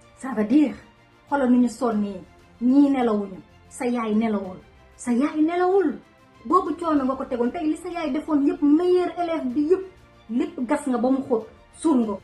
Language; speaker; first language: Wolof; native; Wolof